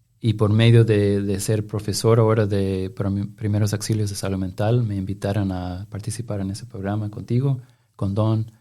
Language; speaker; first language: Spanish; non-native, fluent; English